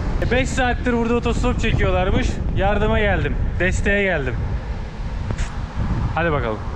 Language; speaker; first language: Turkish; native; Turkish